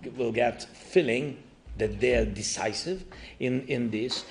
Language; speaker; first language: English; non-native, learner; Ukrainian